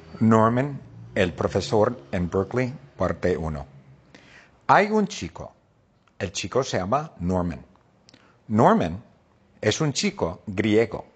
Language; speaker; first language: Spanish; non-native, fluent; English